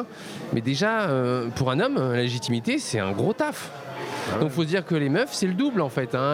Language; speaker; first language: French; native; French